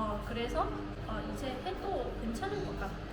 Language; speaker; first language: Korean; non-native, fluent; Vietnamese